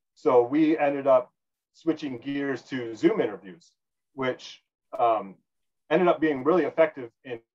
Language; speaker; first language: English; native; English